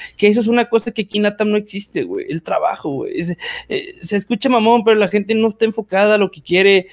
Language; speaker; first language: Spanish; native; Spanish